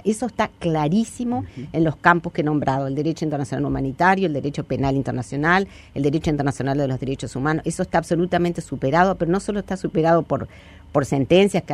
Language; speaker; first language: Spanish; native; Spanish